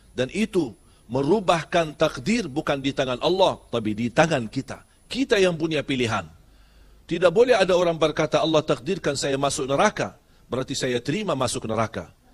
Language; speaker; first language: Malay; non-native, fluent; Arabic